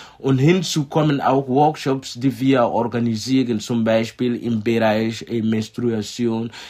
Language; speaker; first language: German; non-native, fluent; Mossi